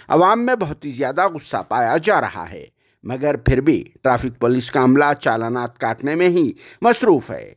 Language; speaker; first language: Hindi; non-native, local second language; Urdu